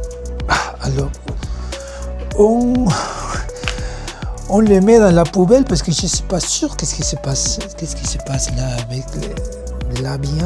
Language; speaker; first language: French; non-native, learner; Spanish